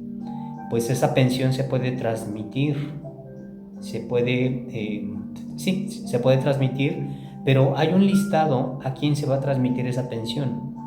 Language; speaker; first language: Spanish; native; Spanish